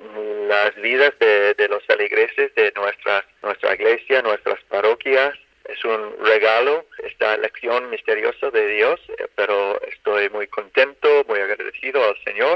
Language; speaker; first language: Spanish; non-native, fluent; English